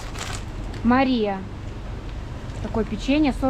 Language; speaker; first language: Russian; native; Russian